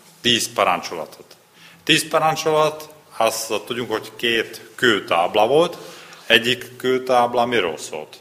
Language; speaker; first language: Hungarian; non-native, learner; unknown